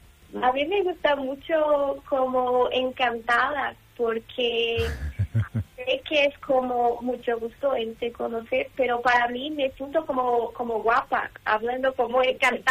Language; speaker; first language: Spanish; non-native, learner; Portuguese